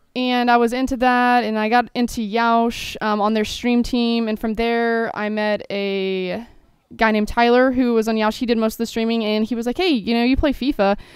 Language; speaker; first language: English; native; English